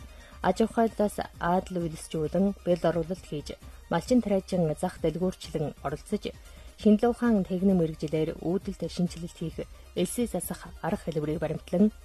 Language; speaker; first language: Mongolian; native; Mongolian